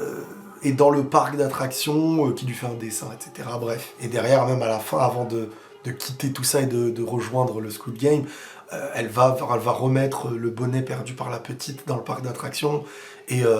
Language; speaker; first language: French; native; French